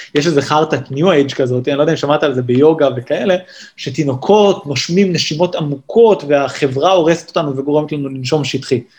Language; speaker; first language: Hebrew; native; Hebrew